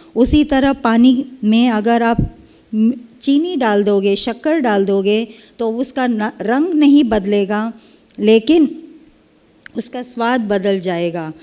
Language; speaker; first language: Hindi; non-native, local second language; Kannada